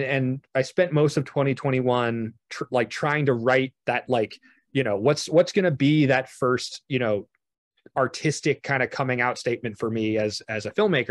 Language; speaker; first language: English; native; English